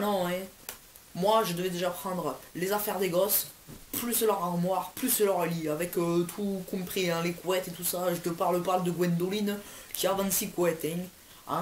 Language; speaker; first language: French; native; French